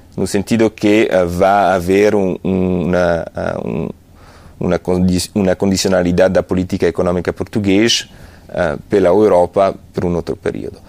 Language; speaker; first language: Portuguese; non-native, fluent; Italian